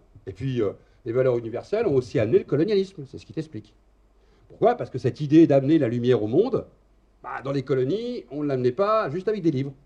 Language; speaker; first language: French; native; French